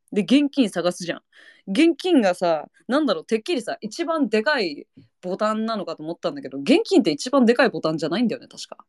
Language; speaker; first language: Japanese; non-native, fluent; English